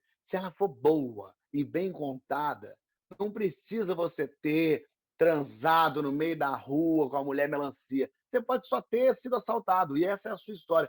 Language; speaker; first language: Portuguese; native; Portuguese